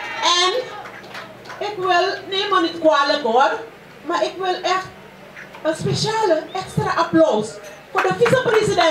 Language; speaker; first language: Dutch; non-native, local second language; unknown